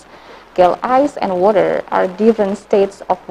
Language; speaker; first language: English; non-native, learner; Indonesian